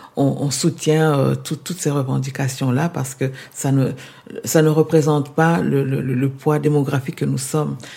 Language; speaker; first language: French; non-native, local second language; Lingala